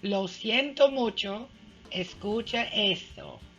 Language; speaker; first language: Spanish; non-native, fluent; English